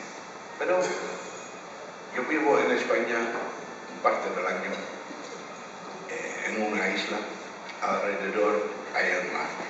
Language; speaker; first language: Spanish; non-native, fluent; Dutch